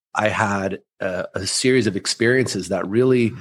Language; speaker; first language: English; early bilingual, other home language; German